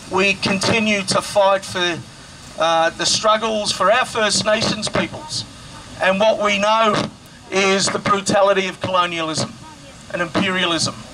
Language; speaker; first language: English; native; English